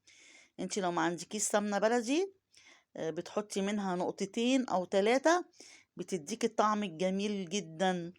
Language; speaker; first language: Arabic; native; Arabic